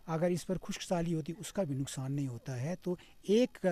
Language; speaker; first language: Hindi; non-native, local second language; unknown